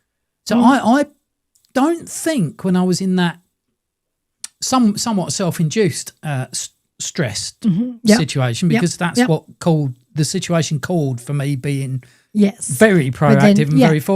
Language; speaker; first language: English; native; English